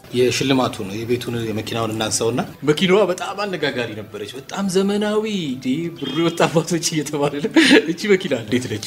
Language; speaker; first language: Amharic; native; Amharic